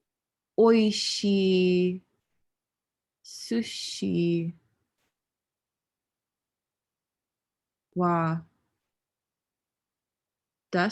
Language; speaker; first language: Japanese; non-native, learner; English